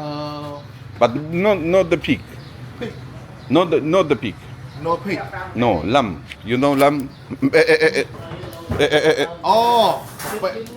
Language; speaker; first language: English; non-native, learner; Polish